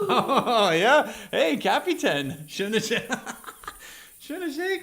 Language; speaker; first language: German; non-native, learner; English